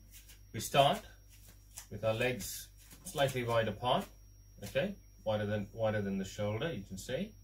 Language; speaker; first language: English; non-native, local second language; Tamil